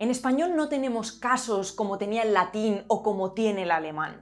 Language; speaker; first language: Spanish; native; Spanish